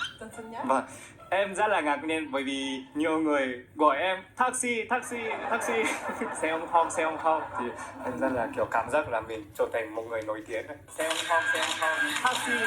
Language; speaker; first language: Vietnamese; non-native, fluent; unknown